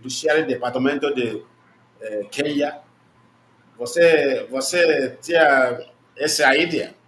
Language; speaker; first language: Portuguese; non-native, learner; Igbo